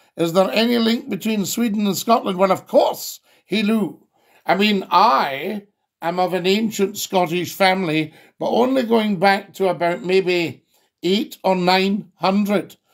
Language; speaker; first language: English; native; English